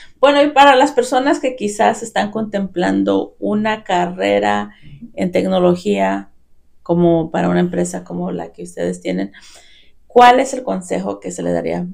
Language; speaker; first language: Spanish; early bilingual, heritage; Spanish